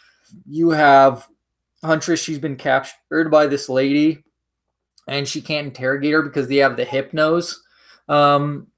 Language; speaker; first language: English; native; English